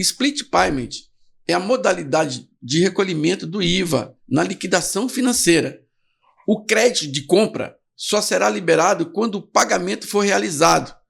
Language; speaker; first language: Portuguese; native; Portuguese